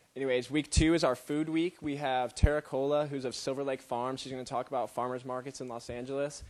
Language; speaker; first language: English; native; English